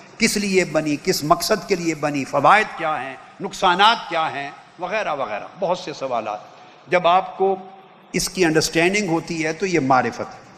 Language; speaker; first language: Urdu; non-native, local second language; Punjabi